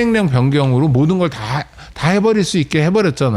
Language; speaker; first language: Korean; native; Korean